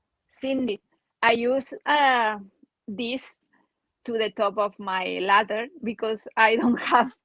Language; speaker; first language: English; non-native, learner; Spanish